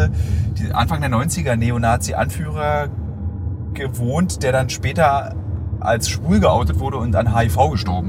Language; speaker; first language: German; native; German